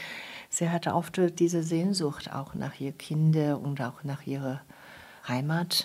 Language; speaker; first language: German; non-native, fluent; Chinese